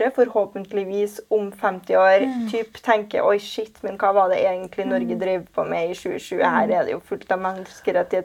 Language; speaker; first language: Norwegian; native; Norwegian